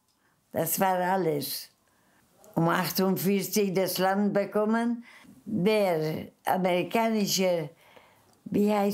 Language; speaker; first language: German; non-native, fluent; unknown